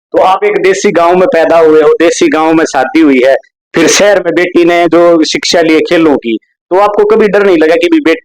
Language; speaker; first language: Hindi; native; Hindi